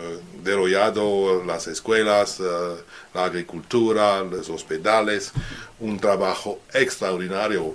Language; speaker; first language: Spanish; non-native, learner; French